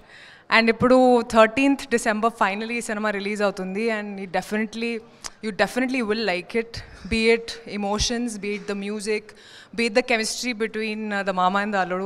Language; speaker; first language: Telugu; non-native, fluent; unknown